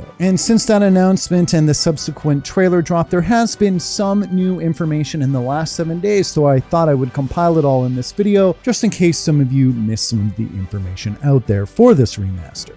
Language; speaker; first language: English; native; English